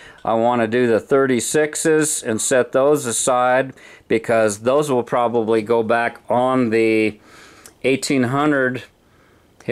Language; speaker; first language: English; native; English